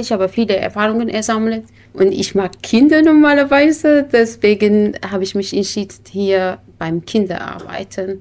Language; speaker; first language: German; non-native, learner; Kurdish